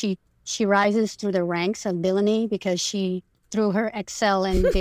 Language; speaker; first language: English; non-native, fluent; Indonesian